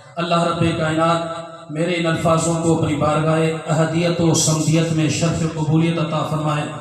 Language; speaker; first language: Urdu; non-native, local second language; Sindhi